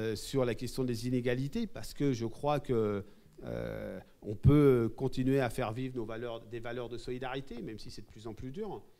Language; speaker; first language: French; native; French